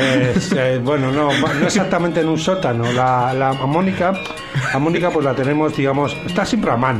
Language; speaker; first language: Spanish; native; Spanish